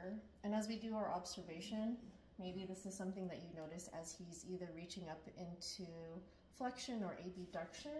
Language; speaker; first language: English; native; English